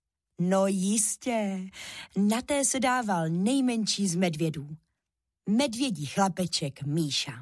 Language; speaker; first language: Czech; native; Czech